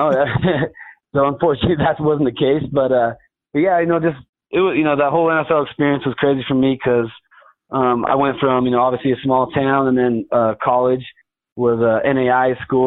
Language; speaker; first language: English; native; English